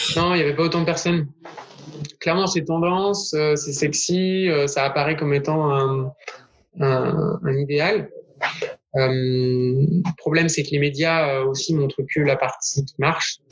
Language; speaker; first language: French; native; French